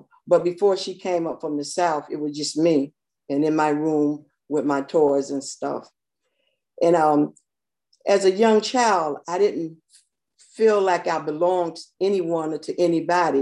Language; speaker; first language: English; native; English